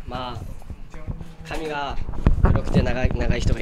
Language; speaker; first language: Japanese; native; Japanese